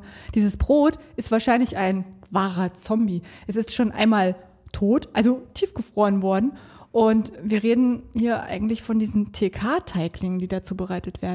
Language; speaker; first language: German; native; German